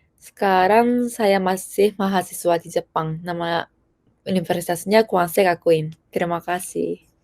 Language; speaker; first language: Indonesian; non-native, fluent; Japanese